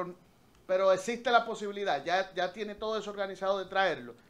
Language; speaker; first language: Spanish; native; Spanish